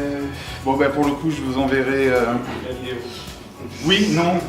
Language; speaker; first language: French; native; French